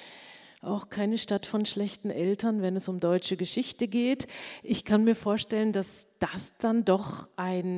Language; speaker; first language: German; native; German